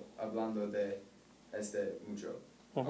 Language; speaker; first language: Spanish; non-native, learner; English